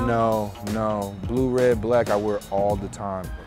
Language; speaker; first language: English; native; English